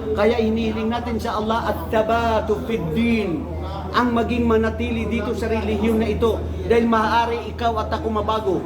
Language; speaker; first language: Filipino; non-native, local second language; Maranao